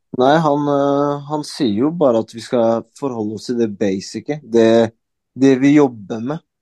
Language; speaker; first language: Norwegian; early bilingual, other home language; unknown